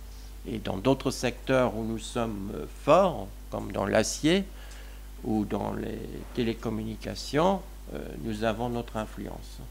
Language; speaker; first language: French; non-native, local second language; Luxembourgish